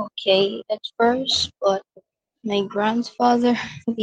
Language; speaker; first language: English; non-native, local second language; Filipino